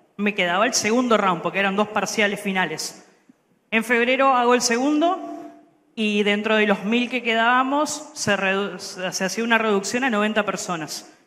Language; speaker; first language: Spanish; native; Spanish